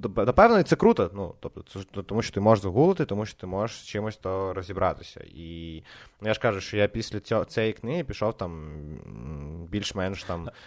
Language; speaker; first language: Ukrainian; non-native, local second language; Russian